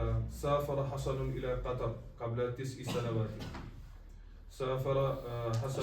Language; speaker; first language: Arabic; non-native, learner; Kashmiri